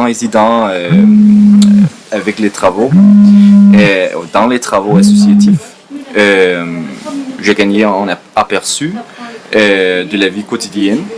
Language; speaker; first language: French; non-native, fluent; Danish